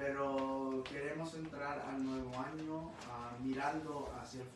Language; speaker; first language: Spanish; early bilingual, heritage; English